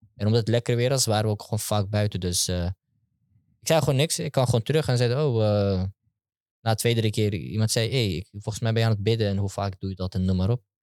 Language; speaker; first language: Dutch; early bilingual, other home language; Turkish